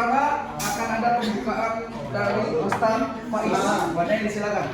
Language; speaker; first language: Indonesian; native; Indonesian